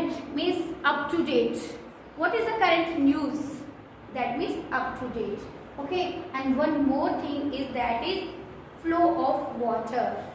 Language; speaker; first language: English; non-native, local second language; Hindi